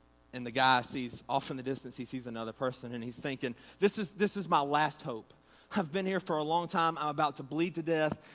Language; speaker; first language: English; native; English